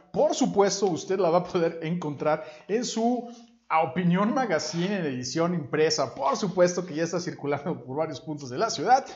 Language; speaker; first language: Spanish; native; Spanish